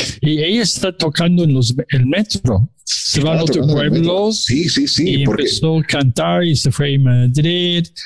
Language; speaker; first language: Spanish; non-native, learner; English